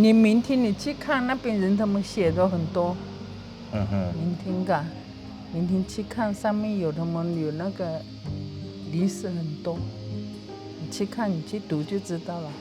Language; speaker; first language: Chinese; early bilingual, heritage; Chinese